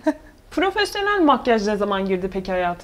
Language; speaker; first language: Turkish; native; Turkish